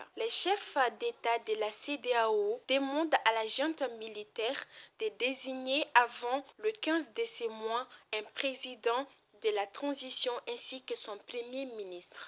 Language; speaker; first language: French; non-native, local second language; Bambara